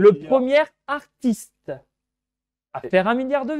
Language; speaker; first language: French; native; French